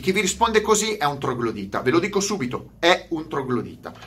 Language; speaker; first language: Italian; native; Italian